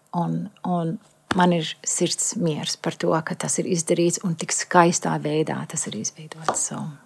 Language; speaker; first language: Latvian; early bilingual, heritage; Latvian